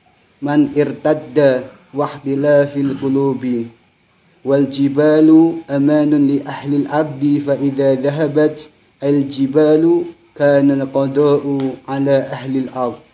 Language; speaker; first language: Arabic; non-native, fluent; Javanese